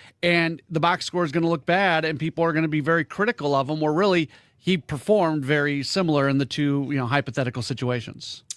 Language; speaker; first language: English; native; English